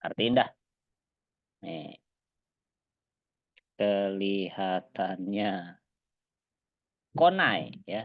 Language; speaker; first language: Indonesian; native; Indonesian